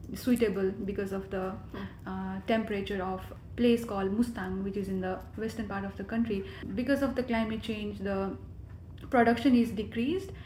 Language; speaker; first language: English; non-native, local second language; Nepali